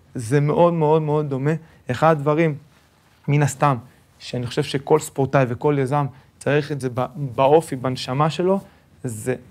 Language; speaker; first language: Hebrew; early bilingual, other home language; Spanish